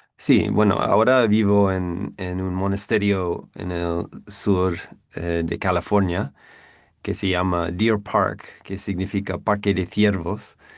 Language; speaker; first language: Spanish; non-native, fluent; English